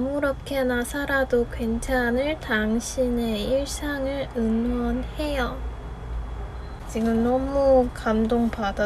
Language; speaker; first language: Korean; non-native, fluent; Chinese